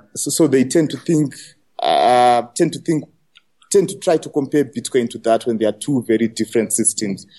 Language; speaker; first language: English; non-native, local second language; Shona